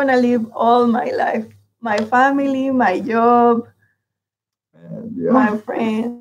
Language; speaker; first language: English; non-native, learner; Spanish